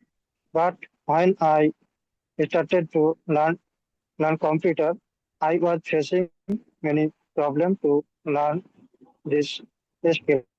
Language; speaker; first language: English; non-native, learner; Bangla